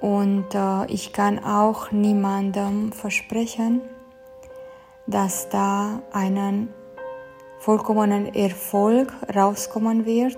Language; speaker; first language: German; non-native, fluent; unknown